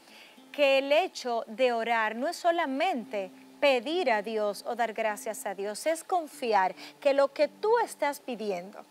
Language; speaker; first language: Spanish; native; Spanish